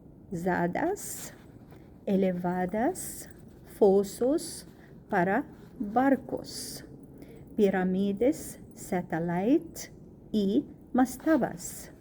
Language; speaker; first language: Spanish; non-native, learner; Arabic